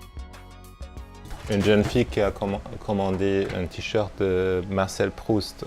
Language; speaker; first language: French; non-native, fluent; German